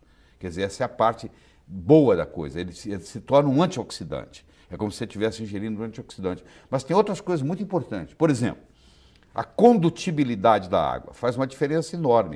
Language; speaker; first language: Portuguese; native; Portuguese